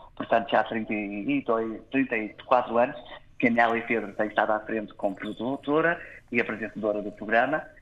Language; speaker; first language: Portuguese; early bilingual, heritage; Portuguese